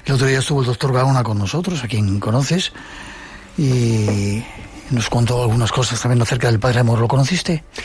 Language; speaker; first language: Spanish; native; Spanish